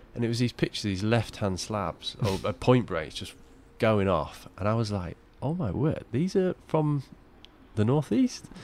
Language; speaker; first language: English; native; English